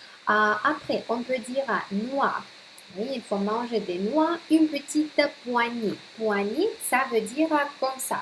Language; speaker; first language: French; non-native, fluent; Russian